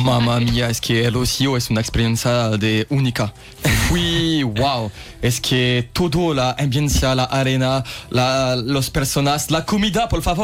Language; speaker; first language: Spanish; non-native, learner; French